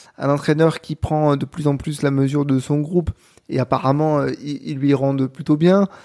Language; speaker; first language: French; native; French